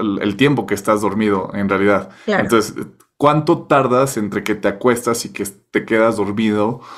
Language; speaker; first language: Spanish; native; Spanish